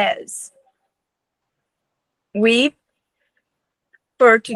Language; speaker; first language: English; non-native, learner; Portuguese